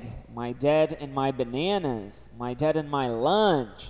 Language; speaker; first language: English; non-native, fluent; Portuguese